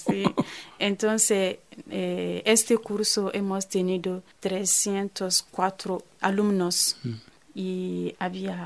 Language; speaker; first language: Spanish; non-native, fluent; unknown